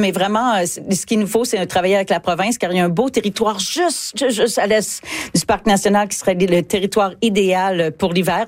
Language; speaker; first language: French; native; French